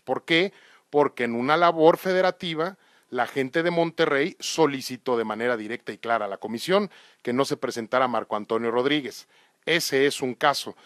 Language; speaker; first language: Spanish; native; Spanish